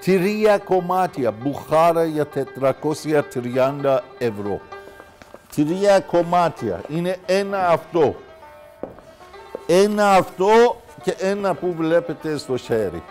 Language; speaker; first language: Greek; non-native, learner; Persian